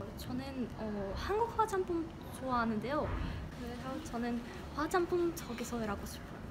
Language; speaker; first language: Korean; non-native, learner; Russian